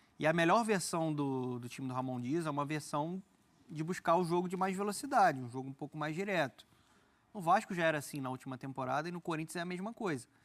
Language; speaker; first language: Portuguese; native; Portuguese